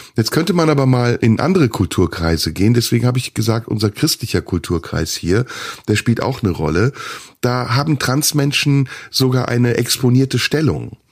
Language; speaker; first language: German; early bilingual, other home language; Turkish